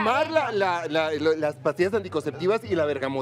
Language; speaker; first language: Spanish; native; Spanish